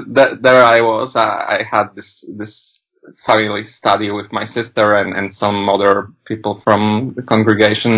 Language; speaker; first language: English; non-native, fluent; Polish